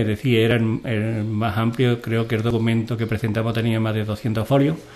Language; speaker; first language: Spanish; native; Spanish